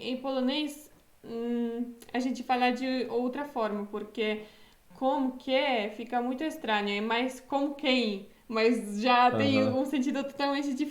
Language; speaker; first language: Portuguese; non-native, fluent; Polish